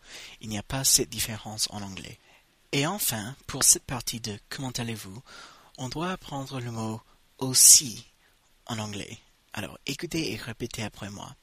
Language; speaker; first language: French; non-native, fluent; English